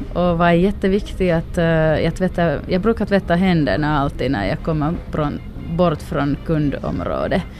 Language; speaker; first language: Swedish; non-native, local second language; Finnish